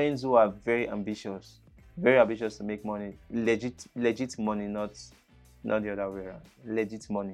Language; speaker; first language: English; native; English